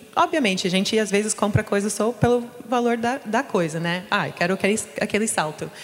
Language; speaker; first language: Portuguese; non-native, fluent; English